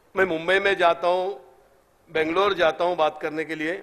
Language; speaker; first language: Hindi; non-native, local second language; Marathi